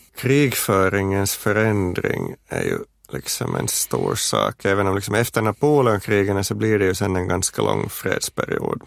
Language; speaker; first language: Swedish; native; Swedish